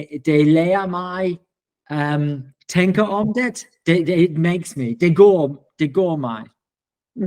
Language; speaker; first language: Danish; non-native, learner; English